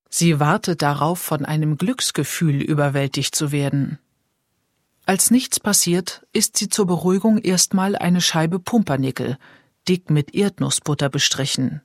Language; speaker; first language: German; native; German